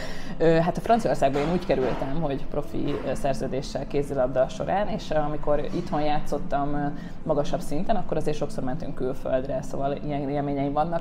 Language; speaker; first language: Hungarian; native; Hungarian